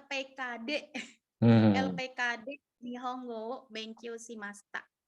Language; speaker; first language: Japanese; non-native, learner; Indonesian